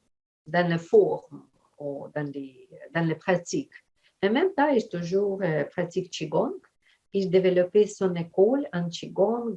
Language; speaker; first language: French; non-native, fluent; Ukrainian